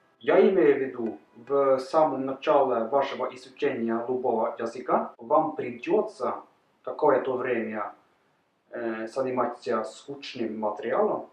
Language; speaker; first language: Russian; non-native, fluent; Norwegian